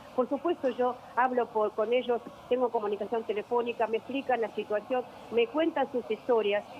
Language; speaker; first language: Spanish; non-native, fluent; Russian